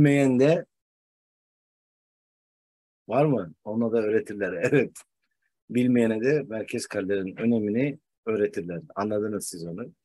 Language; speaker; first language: Turkish; native; Turkish